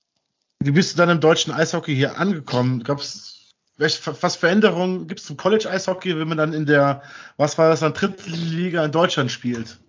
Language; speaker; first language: German; native; German